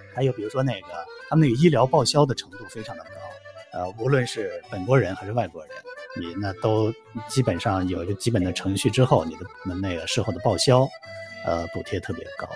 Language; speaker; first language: Chinese; native; Chinese